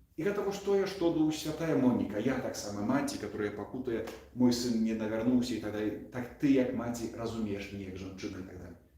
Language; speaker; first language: Belarusian; native; Belarusian